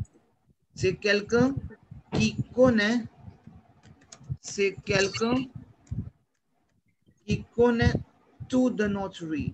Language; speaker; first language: French; non-native, fluent; Hindi